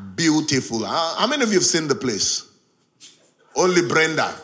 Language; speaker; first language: English; non-native, local second language; Yoruba